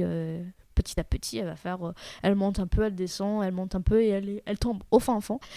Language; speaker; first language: French; native; French